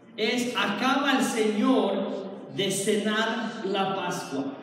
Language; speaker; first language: Spanish; early bilingual, heritage; Spanish